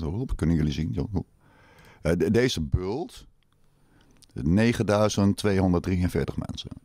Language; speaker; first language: Dutch; native; Dutch